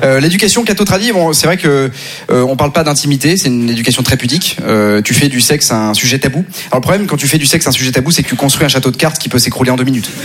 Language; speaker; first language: French; native; French